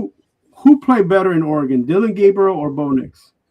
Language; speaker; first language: English; native; English